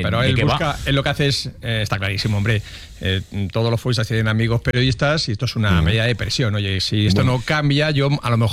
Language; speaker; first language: Spanish; native; Spanish